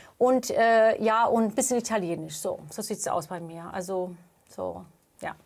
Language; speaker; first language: German; non-native, fluent; English